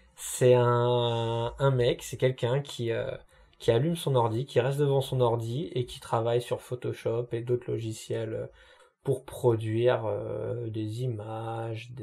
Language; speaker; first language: French; native; French